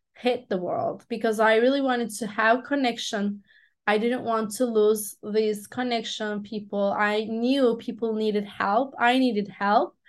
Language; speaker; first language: English; non-native, fluent; Turkish